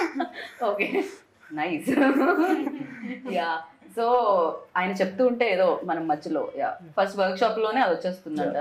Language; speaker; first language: Telugu; native; Telugu